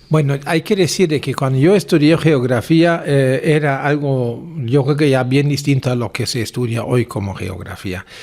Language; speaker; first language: Spanish; non-native, fluent; German